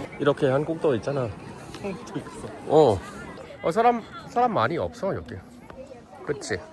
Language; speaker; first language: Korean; non-native, learner; Thai